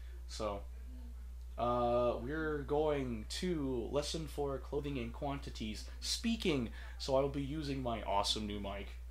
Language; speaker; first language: English; native; English